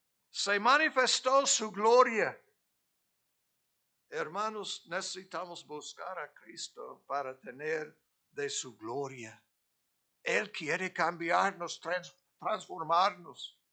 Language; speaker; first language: Spanish; non-native, fluent; English